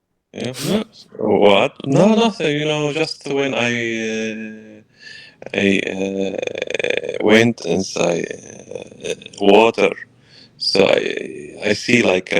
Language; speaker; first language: English; non-native, learner; Arabic